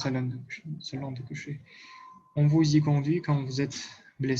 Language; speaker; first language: French; non-native, learner; Russian